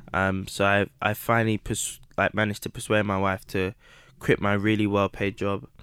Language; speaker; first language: English; native; English